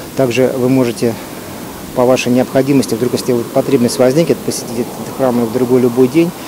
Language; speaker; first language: Russian; native; Russian